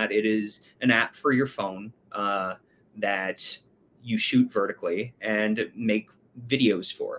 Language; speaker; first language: English; native; English